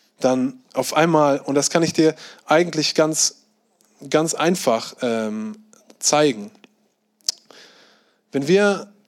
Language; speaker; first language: German; native; German